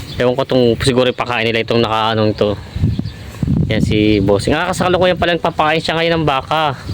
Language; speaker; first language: Filipino; native; Filipino